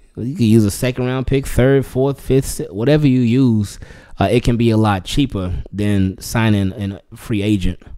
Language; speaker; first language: English; native; English